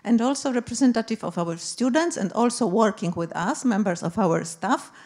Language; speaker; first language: English; non-native, fluent; Polish